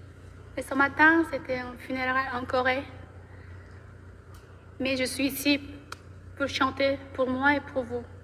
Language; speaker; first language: French; non-native, learner; Korean